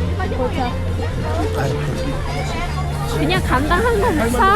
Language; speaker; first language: Korean; non-native, learner; Vietnamese